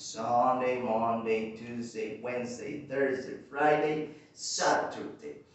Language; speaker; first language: English; non-native, fluent; Spanish